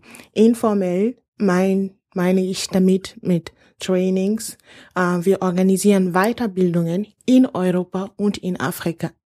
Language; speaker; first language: German; non-native, fluent; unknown